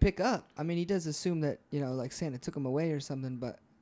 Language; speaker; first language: English; early bilingual, other home language; Spanish